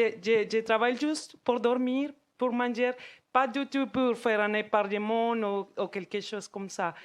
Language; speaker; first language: French; non-native, fluent; Spanish